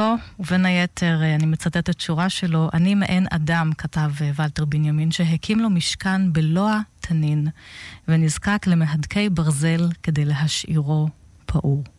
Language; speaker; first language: Hebrew; native; Hebrew